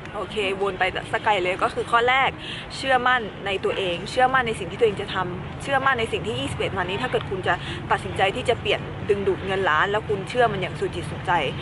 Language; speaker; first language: Thai; native; Thai